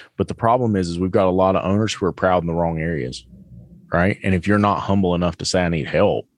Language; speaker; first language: English; native; English